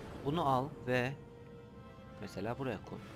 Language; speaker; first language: Turkish; native; Turkish